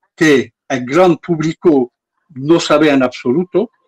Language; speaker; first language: Spanish; non-native, fluent; Arabic